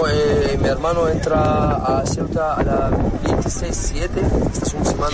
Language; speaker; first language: Spanish; non-native, learner; Arabic